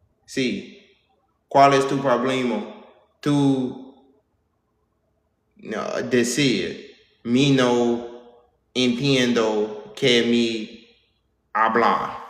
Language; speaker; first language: Spanish; non-native, learner; English